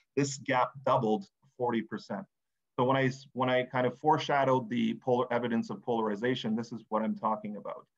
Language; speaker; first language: English; native; English